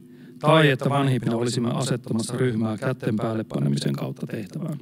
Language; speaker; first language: Finnish; native; Finnish